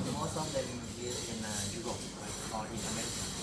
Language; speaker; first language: English; non-native, learner; Thai